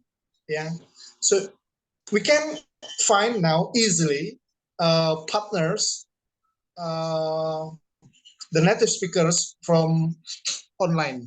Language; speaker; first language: English; non-native, fluent; Indonesian